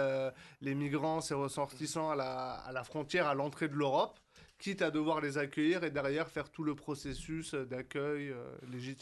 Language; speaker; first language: French; native; French